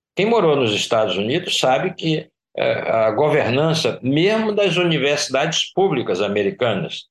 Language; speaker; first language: Portuguese; native; Portuguese